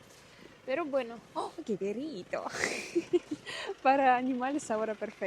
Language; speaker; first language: Spanish; non-native, learner; Russian